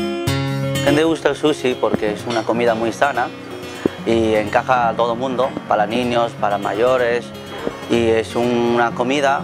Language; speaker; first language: Spanish; non-native, learner; Chinese